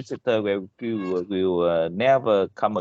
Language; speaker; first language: English; non-native, learner; Vietnamese